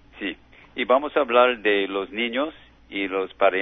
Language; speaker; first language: Spanish; non-native, learner; English